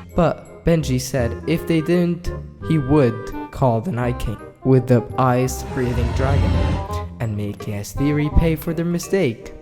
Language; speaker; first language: English; native; English